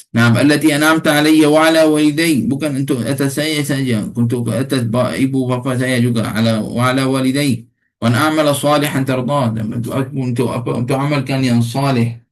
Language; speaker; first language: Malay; non-native, fluent; Arabic